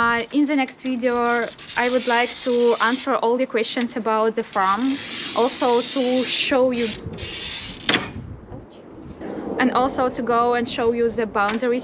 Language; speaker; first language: English; non-native, fluent; Russian